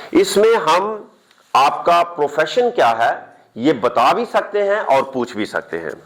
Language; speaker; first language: Urdu; non-native, local second language; Punjabi